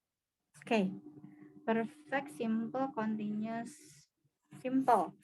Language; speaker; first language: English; non-native, learner; Indonesian